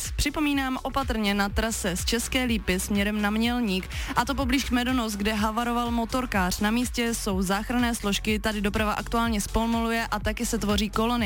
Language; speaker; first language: Czech; native; Czech